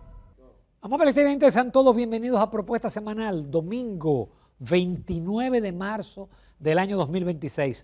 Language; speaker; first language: Spanish; native; Spanish